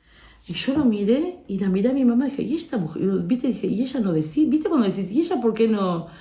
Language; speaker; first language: Spanish; native; Spanish